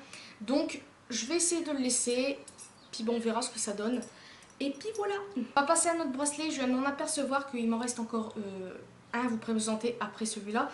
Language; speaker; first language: French; native; French